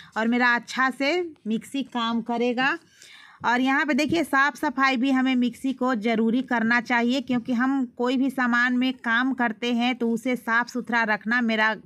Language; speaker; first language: Hindi; native; Hindi